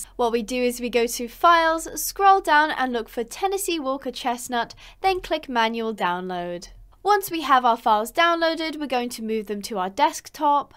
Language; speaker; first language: English; native; English